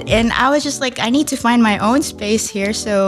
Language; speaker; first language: English; native; English